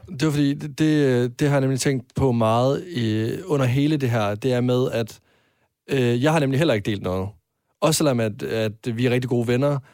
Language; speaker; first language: Danish; native; Danish